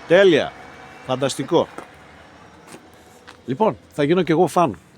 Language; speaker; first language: Greek; native; Greek